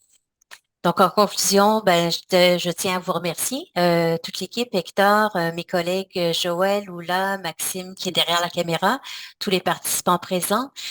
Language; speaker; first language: French; native; French